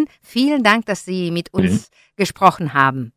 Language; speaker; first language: German; non-native, learner; Italian